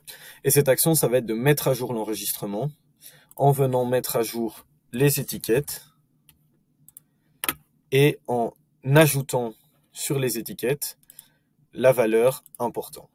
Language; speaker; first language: French; native; French